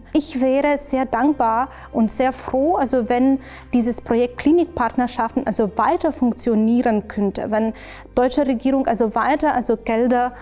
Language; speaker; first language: German; non-native, fluent; Ukrainian